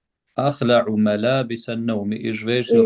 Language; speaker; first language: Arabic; non-native, fluent; Albanian